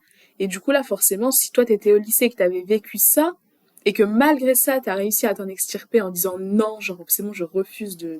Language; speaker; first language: French; native; French